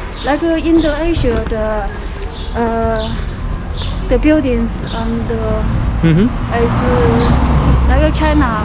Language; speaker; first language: English; non-native, learner; Chinese